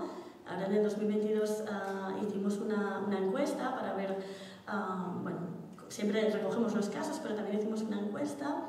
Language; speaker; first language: Spanish; native; Spanish